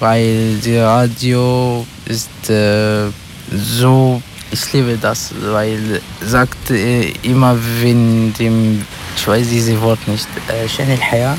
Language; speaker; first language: German; non-native, learner; Arabic